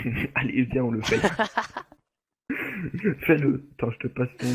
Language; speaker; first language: French; native; French